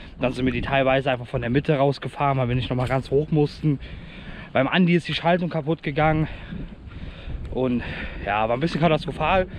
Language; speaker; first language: German; native; German